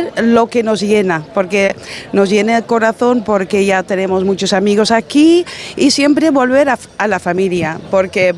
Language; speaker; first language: Spanish; non-native, fluent; Dutch